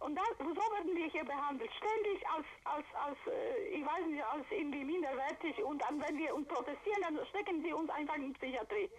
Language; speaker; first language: German; non-native, fluent; Polish